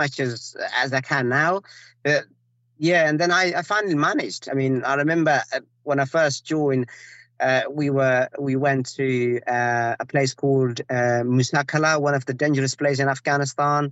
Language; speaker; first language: English; non-native, fluent; Persian